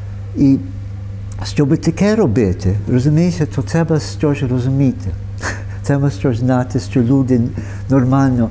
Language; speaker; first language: Ukrainian; early bilingual, heritage; Ukrainian